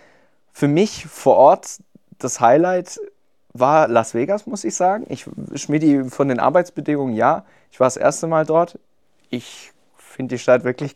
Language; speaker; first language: German; native; German